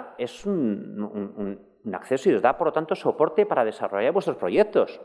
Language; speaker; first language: Spanish; native; Spanish